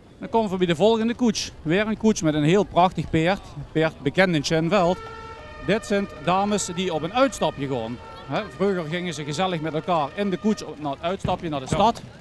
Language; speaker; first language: Dutch; native; Dutch